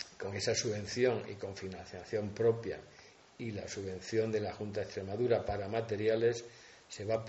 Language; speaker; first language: Spanish; native; Spanish